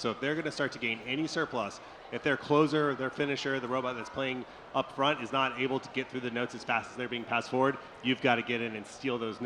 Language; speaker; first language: English; native; English